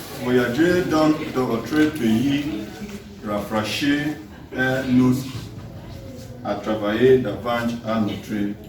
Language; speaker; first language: French; non-native, learner; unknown